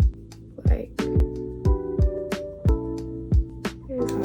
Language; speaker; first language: English; native; English